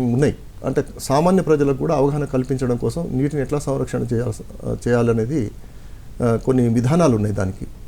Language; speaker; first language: Telugu; non-native, local second language; Lambadi